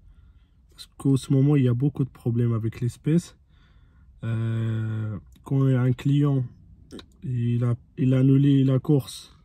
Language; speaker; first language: French; non-native, fluent; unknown